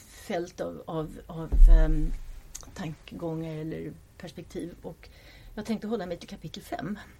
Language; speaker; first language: Swedish; non-native, fluent; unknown